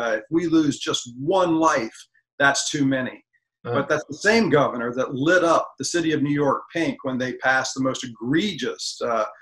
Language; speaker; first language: English; native; English